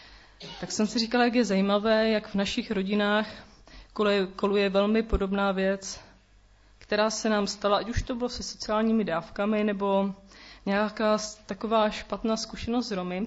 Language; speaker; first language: Czech; native; Czech